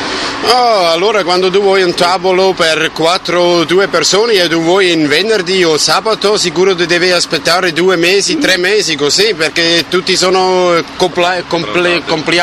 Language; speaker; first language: Italian; non-native, learner; German